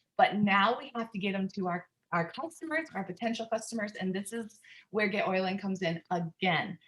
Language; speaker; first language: English; native; English